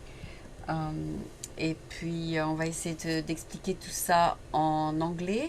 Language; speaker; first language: French; native; French